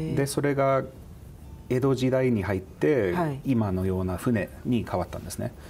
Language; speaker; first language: Japanese; non-native, fluent; English